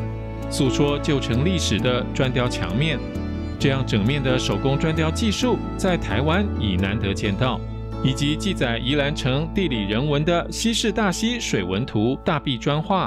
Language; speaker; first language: Chinese; native; Chinese